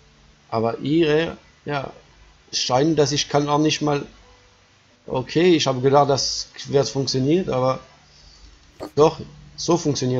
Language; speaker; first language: German; non-native, fluent; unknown